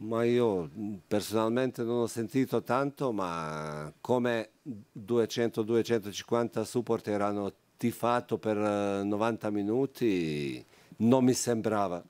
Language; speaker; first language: Italian; non-native, fluent; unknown